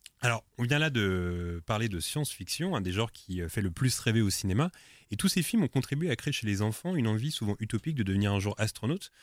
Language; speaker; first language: French; native; French